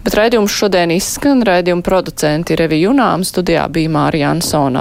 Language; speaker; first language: Latvian; native; Latvian